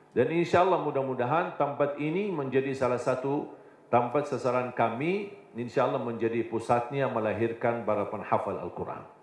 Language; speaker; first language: Indonesian; non-native, fluent; Arabic